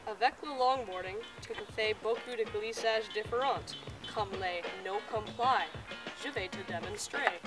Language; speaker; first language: French; non-native, learner; English